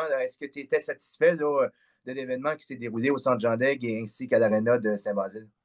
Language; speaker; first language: French; native; French